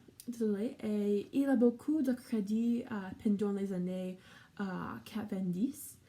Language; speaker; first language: French; non-native, learner; English